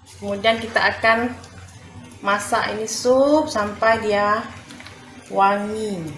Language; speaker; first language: Indonesian; native; Indonesian